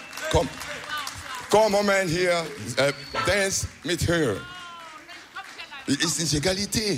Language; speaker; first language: English; non-native, learner; French